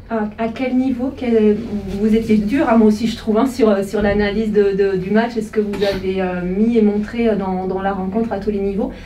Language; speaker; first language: French; native; French